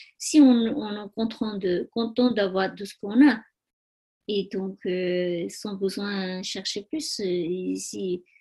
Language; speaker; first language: French; non-native, learner; Tibetan